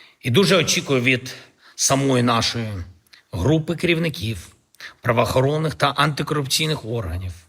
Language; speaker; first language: Ukrainian; native; Ukrainian